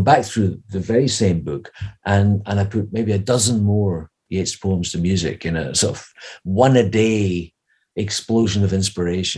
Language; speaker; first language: English; native; English